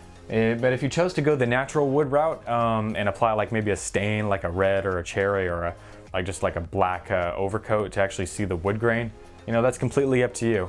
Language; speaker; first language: English; native; English